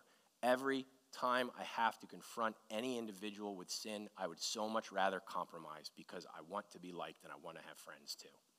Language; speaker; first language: English; native; English